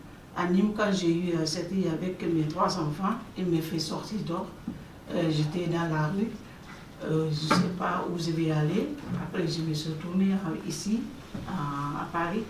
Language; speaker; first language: French; non-native, learner; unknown